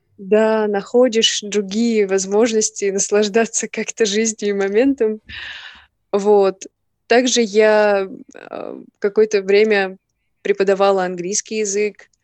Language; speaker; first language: Russian; native; Russian